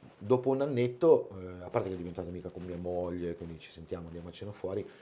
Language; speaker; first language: Italian; native; Italian